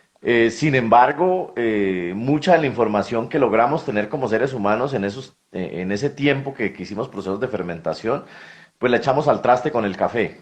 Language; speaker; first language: Spanish; native; Spanish